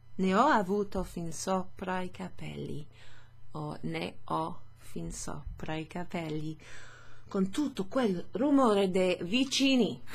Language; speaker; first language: Italian; non-native, fluent; English